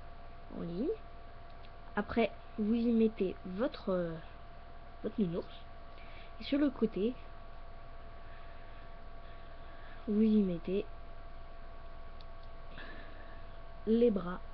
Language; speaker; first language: French; native; French